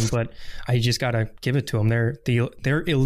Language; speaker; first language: English; native; English